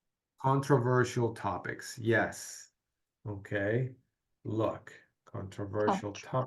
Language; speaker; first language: English; non-native, fluent; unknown